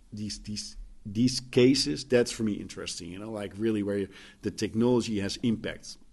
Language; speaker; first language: English; non-native, fluent; Dutch